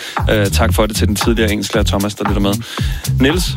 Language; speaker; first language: Danish; native; Danish